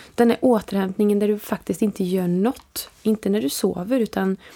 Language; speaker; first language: Swedish; native; Swedish